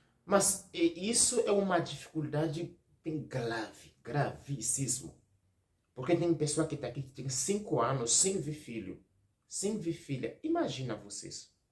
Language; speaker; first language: Portuguese; non-native, learner; Haitian Creole